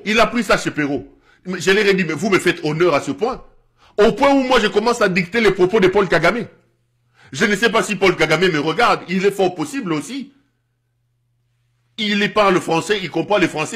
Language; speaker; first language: French; non-native, local second language; Lingala